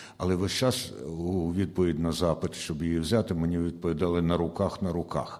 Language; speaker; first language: Ukrainian; native; Ukrainian